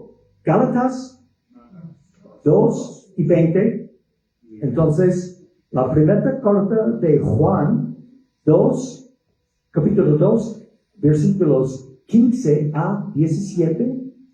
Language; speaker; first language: Spanish; non-native, fluent; English